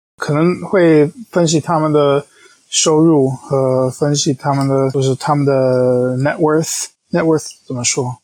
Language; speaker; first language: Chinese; non-native, fluent; English